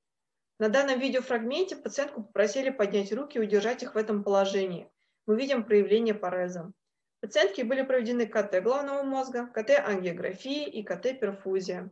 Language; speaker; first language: Russian; native; Russian